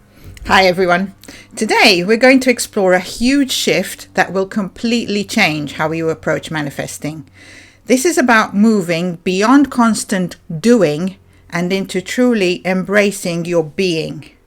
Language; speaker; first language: English; native; English